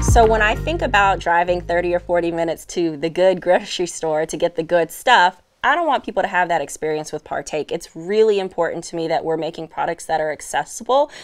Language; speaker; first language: English; native; English